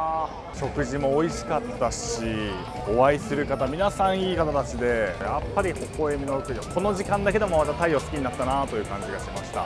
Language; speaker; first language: Japanese; native; Japanese